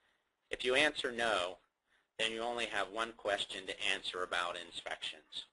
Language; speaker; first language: English; native; English